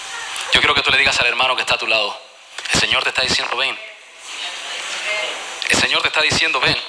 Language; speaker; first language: Spanish; native; Spanish